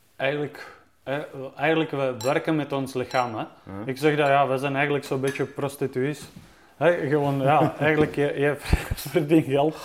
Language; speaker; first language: Dutch; non-native, fluent; Czech